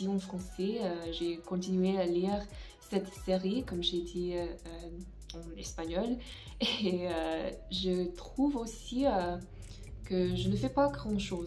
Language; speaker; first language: French; non-native, fluent; English